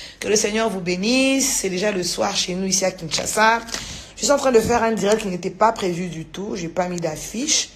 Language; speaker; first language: French; non-native, local second language; Lingala